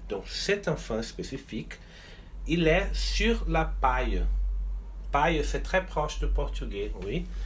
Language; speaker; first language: French; non-native, fluent; Portuguese